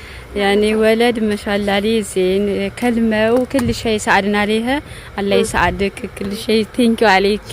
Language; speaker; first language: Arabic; non-native, learner; Amharic